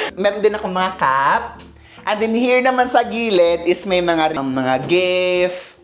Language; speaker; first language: Filipino; native; Filipino